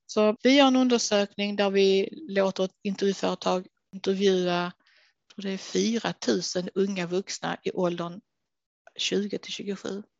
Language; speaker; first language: Swedish; native; Swedish